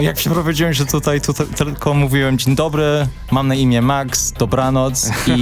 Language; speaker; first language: Polish; non-native, fluent; English